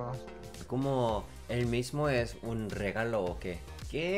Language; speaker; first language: Spanish; non-native, learner; Korean